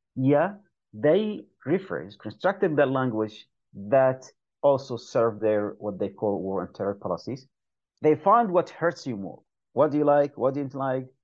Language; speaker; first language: English; non-native, fluent; Arabic